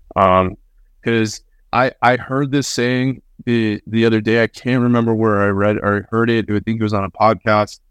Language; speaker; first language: English; early bilingual, other home language; Spanish